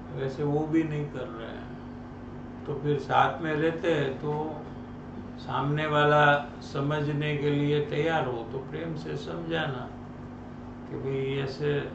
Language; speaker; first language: Hindi; non-native, local second language; Gujarati